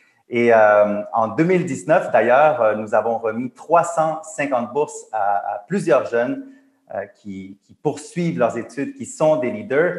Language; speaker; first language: French; native; French